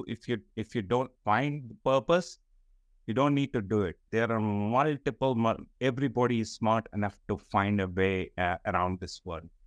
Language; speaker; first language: English; non-native, local second language; Kashmiri